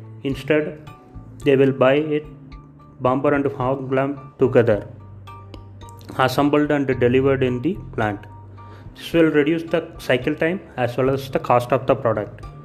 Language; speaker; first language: English; non-native, local second language; Tamil